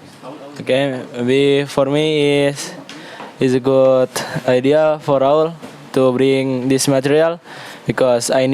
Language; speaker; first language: English; non-native, learner; Indonesian